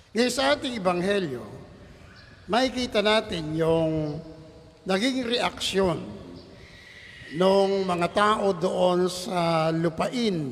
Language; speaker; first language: Filipino; native; Filipino